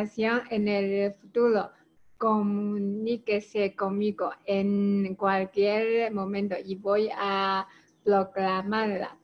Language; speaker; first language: Spanish; non-native, learner; Chinese